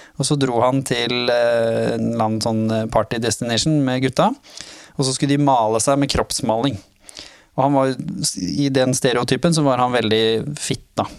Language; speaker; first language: Norwegian; early bilingual, other home language; Somali